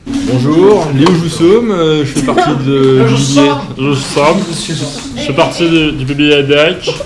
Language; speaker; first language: French; native; French